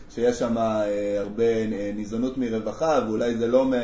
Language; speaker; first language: Hebrew; early bilingual, other home language; Amharic